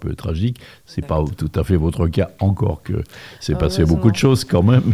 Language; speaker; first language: French; native; French